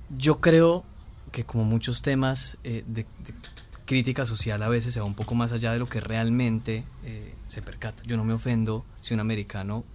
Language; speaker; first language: Spanish; native; Spanish